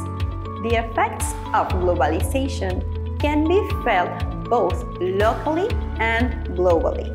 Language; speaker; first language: English; non-native, fluent; Spanish